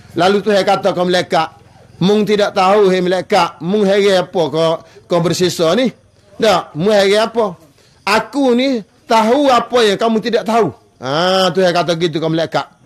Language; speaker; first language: Malay; native; Malay